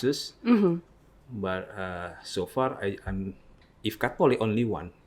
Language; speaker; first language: English; non-native, learner; Indonesian